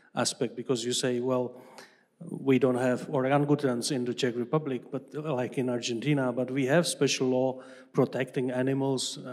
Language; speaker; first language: English; non-native, fluent; Czech